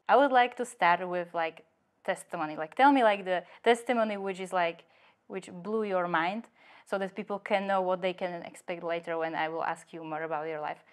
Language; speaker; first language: English; non-native, fluent; Slovak